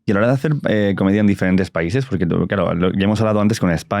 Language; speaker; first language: Spanish; native; Spanish